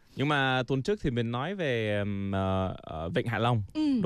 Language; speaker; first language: Vietnamese; non-native, fluent; Korean